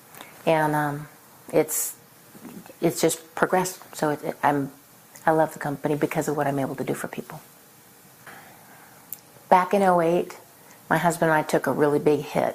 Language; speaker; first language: English; native; English